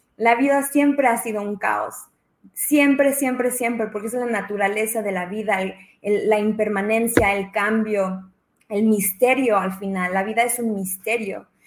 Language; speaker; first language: Spanish; early bilingual, heritage; Spanish